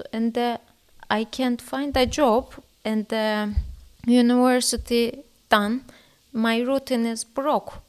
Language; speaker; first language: English; non-native, learner; Turkish